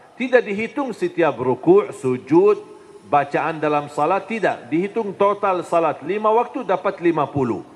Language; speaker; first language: Indonesian; non-native, fluent; Arabic